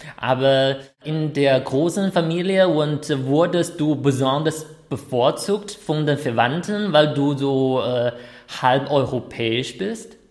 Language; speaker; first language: German; non-native, fluent; Chinese